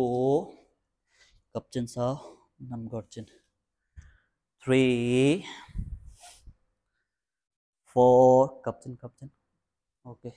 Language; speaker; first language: Vietnamese; non-native, learner; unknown